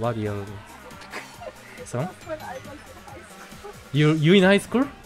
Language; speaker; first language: English; non-native, learner; Korean